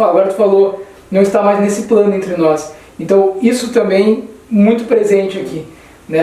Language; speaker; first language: Portuguese; native; Portuguese